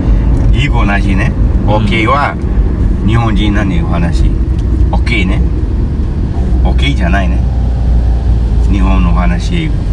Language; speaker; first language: Japanese; non-native, learner; Portuguese